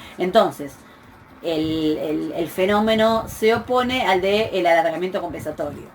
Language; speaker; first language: Spanish; native; Spanish